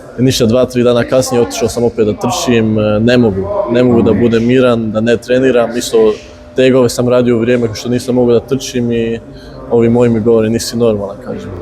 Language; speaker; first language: Bosnian; early bilingual, heritage; Bosnian